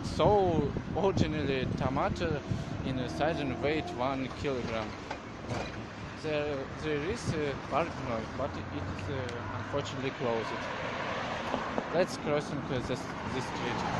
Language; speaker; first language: English; non-native, learner; Russian